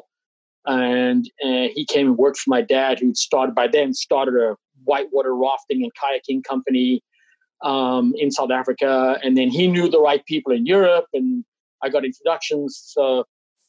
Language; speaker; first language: English; native; English